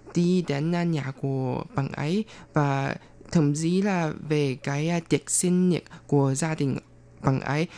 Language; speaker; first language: Vietnamese; non-native, fluent; Chinese